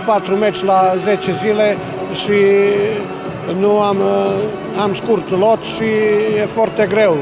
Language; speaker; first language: Romanian; non-native, learner; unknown